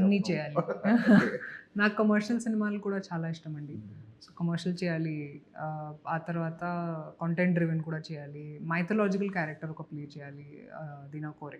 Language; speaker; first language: Telugu; non-native, fluent; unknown